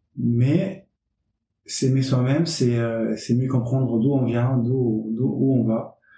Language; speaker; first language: French; non-native, fluent; English